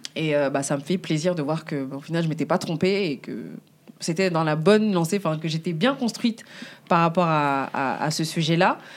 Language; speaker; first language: French; early bilingual, other home language; Bambara